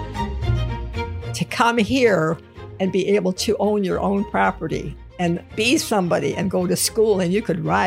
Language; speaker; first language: English; native; English